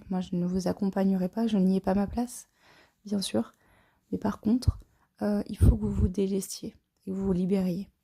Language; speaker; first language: French; native; French